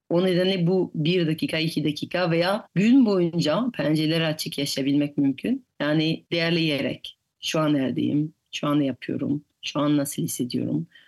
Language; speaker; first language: Turkish; non-native, fluent; French